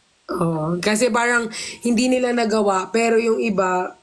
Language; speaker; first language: Filipino; native; Filipino